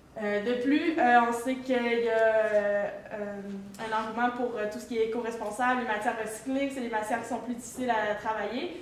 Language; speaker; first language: French; native; French